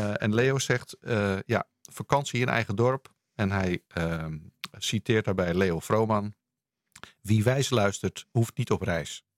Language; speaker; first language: Dutch; native; Dutch